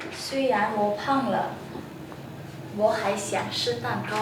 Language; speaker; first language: Chinese; non-native, learner; Lao